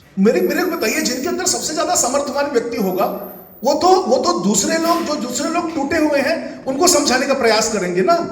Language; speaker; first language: Hindi; non-native, local second language; Chhattisgarhi